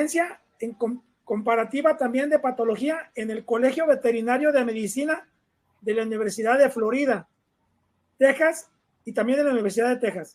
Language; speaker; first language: Spanish; native; Spanish